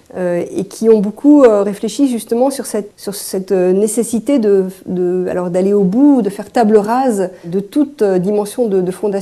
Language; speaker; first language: French; native; French